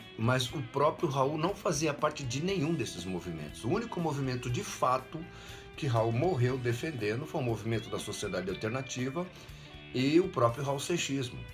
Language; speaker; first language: Portuguese; native; Portuguese